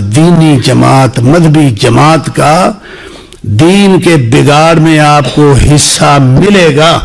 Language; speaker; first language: Urdu; non-native, local second language; Punjabi